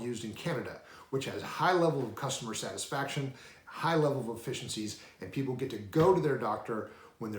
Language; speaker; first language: English; native; English